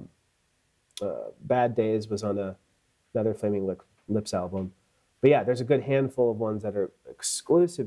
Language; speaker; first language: English; native; English